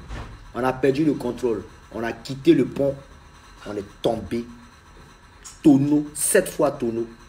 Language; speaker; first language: French; native; French